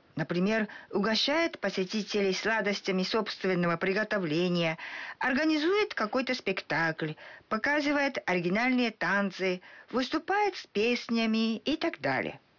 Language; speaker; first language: Russian; non-native, fluent; Japanese